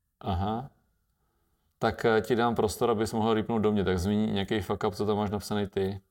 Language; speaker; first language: Czech; native; Czech